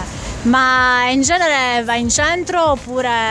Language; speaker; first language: Italian; native; Italian